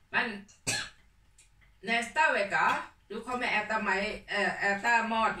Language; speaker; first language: Swedish; non-native, learner; Thai